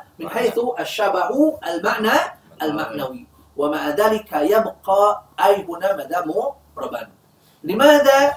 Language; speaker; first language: Arabic; non-native, fluent; Indonesian